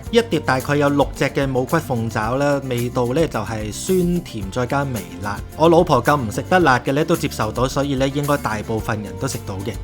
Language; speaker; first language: Cantonese; native; Cantonese